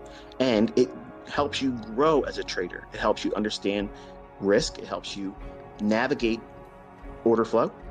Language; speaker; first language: English; native; English